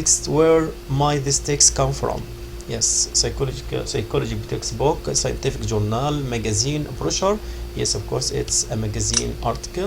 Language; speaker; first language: English; non-native, fluent; Arabic